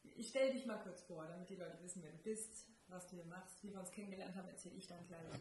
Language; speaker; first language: German; native; German